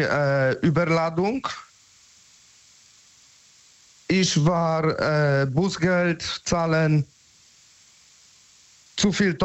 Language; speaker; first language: German; non-native, learner; Polish